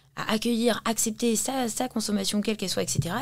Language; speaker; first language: French; early bilingual, heritage; English